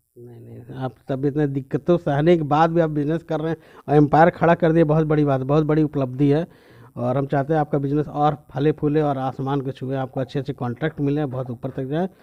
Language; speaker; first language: Hindi; native; Hindi